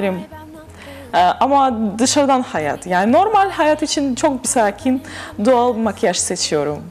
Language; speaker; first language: Turkish; non-native, learner; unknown